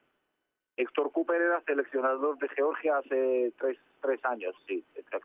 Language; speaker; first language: Spanish; non-native, fluent; Georgian